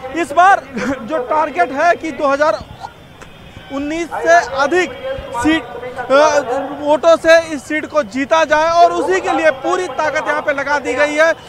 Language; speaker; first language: Hindi; native; Hindi